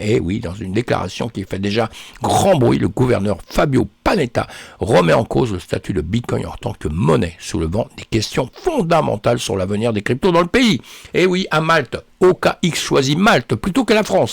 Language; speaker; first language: French; native; French